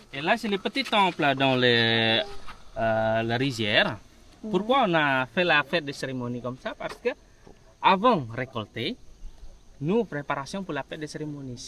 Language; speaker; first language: French; non-native, learner; Balinese